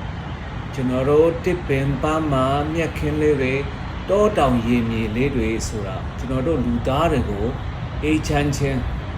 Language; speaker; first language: Burmese; non-native, local second language; Shan